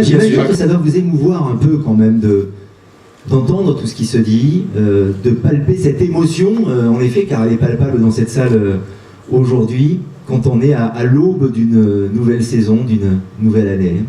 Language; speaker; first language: French; native; French